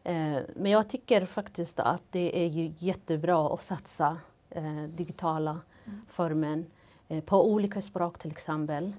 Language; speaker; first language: Swedish; non-native, fluent; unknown